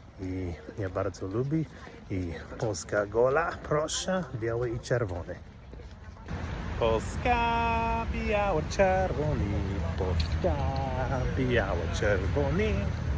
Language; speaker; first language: Polish; non-native, learner; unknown